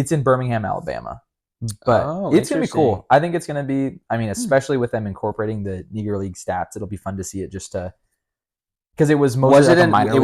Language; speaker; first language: English; native; English